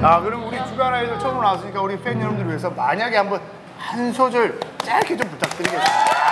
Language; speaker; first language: Korean; native; Korean